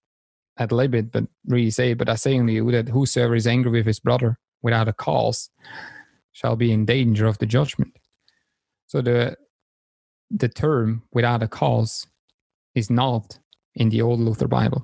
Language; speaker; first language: English; non-native, fluent; German